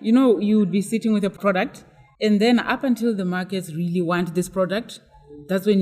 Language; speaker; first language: English; non-native, local second language; Tswana